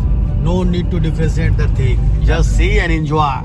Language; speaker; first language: English; non-native, local second language; Hindi